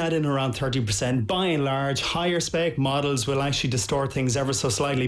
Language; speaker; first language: English; native; English